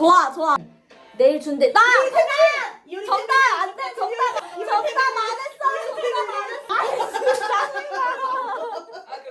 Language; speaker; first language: Korean; native; Korean